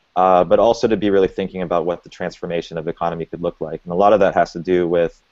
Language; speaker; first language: English; native; English